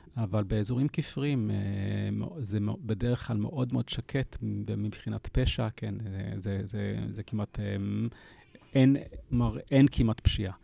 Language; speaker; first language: Hebrew; non-native, fluent; English